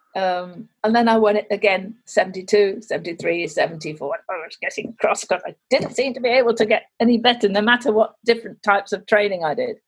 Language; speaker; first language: English; native; English